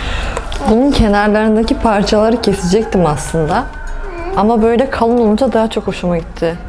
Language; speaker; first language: Turkish; native; Turkish